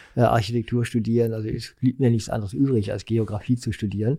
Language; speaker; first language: German; native; German